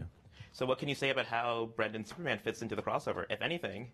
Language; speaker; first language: English; native; English